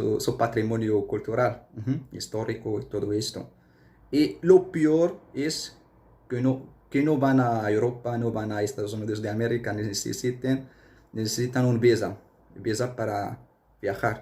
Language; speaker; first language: Spanish; non-native, fluent; Arabic